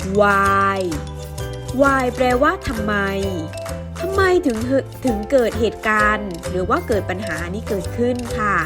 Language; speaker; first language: Thai; native; Thai